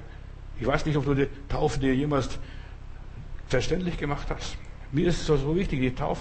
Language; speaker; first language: German; non-native, fluent; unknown